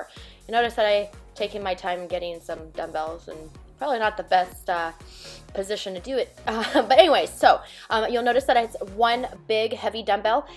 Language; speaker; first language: English; native; English